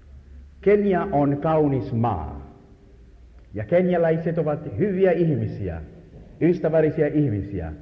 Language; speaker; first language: Finnish; non-native, learner; Swahili